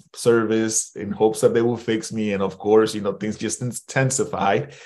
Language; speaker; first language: English; early bilingual, other home language; Spanish